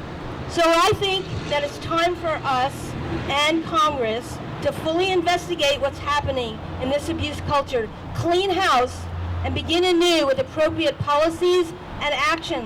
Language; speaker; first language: English; native; English